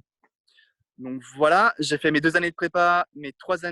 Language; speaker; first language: French; non-native, fluent; Italian